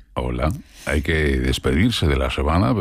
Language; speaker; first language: Spanish; native; Spanish